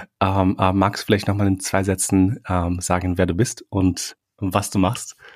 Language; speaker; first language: German; early bilingual, other home language; Albanian